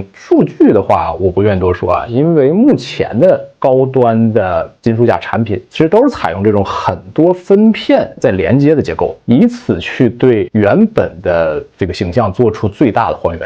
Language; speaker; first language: Chinese; native; Chinese